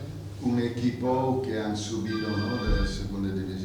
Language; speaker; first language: Spanish; non-native, fluent; English